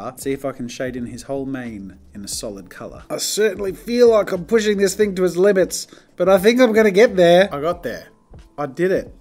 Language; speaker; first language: English; native; English